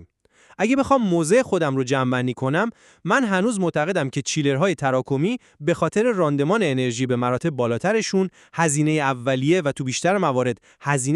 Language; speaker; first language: Persian; native; Persian